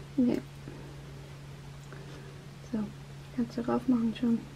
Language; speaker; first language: German; native; German